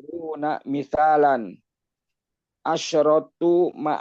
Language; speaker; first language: Arabic; non-native, learner; Indonesian